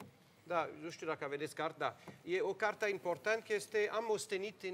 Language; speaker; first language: Romanian; non-native, learner; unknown